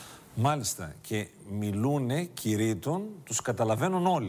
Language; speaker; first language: Greek; native; Greek